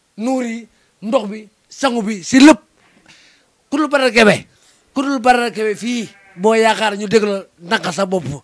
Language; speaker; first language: Wolof; native; Wolof